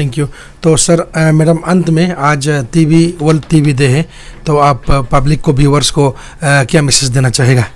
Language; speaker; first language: Hindi; non-native, local second language; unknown